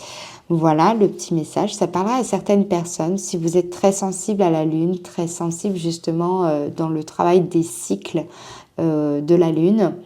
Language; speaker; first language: French; native; French